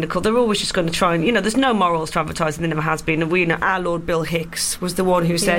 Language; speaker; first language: English; native; English